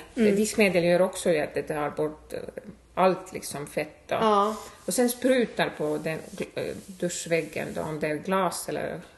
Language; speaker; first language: Swedish; non-native, fluent; Estonian